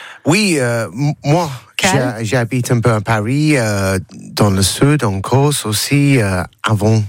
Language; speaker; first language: French; non-native, learner; English